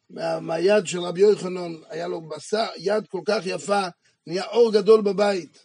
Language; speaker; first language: Hebrew; non-native, fluent; French